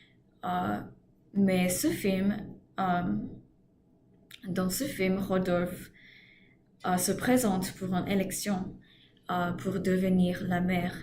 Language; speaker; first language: French; non-native, learner; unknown